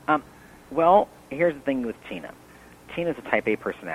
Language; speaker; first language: English; native; English